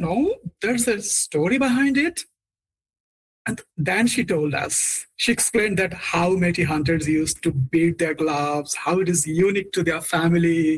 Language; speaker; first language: English; non-native, local second language; Bangla